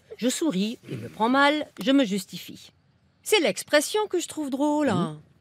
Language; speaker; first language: French; non-native, fluent; German